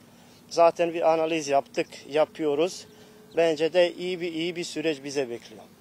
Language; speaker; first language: Turkish; non-native, fluent; Bosnian